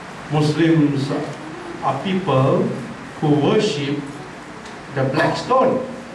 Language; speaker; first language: English; non-native, local second language; Malay